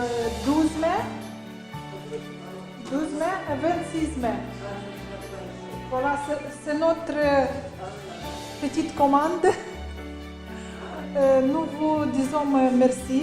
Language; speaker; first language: French; non-native, learner; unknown